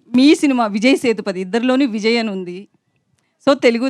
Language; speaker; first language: Telugu; native; Telugu